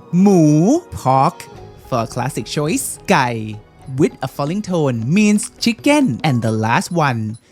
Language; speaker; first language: English; non-native, fluent; Thai